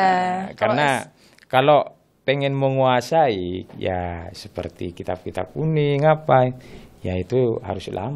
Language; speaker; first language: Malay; non-native, local second language; Madurese